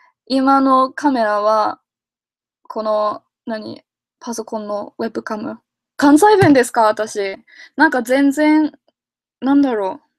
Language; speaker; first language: Japanese; non-native, fluent; English